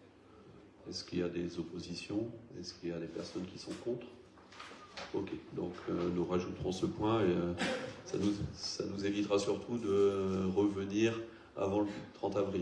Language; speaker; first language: French; native; French